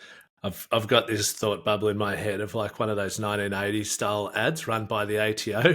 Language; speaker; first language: English; native; English